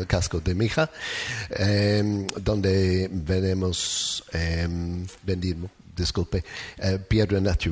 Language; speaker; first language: Spanish; non-native, learner; English